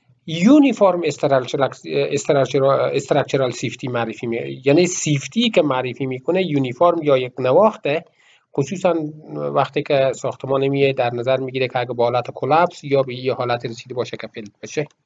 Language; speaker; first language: Persian; native; Persian